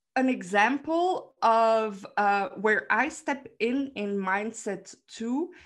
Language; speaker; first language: English; non-native, fluent; Dutch